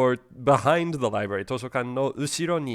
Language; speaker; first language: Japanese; non-native, fluent; English